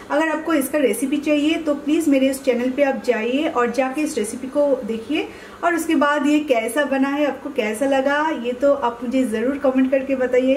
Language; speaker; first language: Hindi; non-native, local second language; Bangla